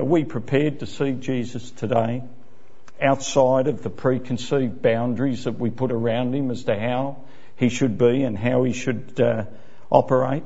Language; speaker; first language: English; native; English